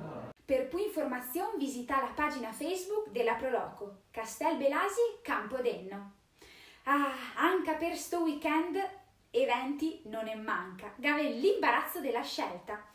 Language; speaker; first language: Italian; native; Italian